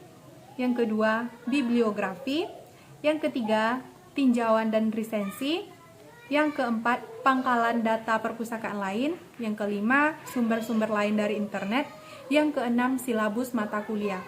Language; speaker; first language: Indonesian; native; Indonesian